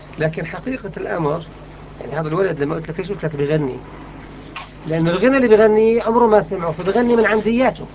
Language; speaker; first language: Arabic; native; Arabic